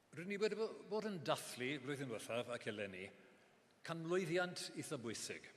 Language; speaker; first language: Welsh; non-native, local second language; English